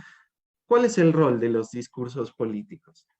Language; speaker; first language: Spanish; native; Spanish